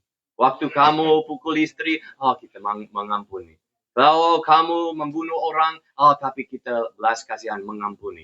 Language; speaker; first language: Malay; non-native, fluent; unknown